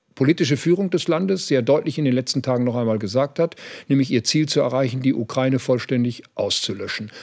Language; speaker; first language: German; native; German